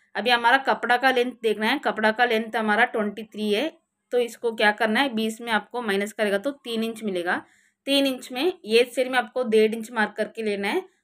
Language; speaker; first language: Hindi; non-native, local second language; Marathi